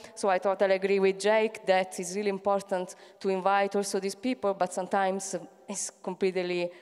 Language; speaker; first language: English; non-native, fluent; Italian